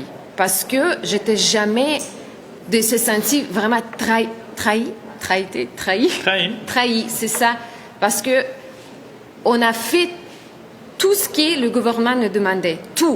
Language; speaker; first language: French; non-native, learner; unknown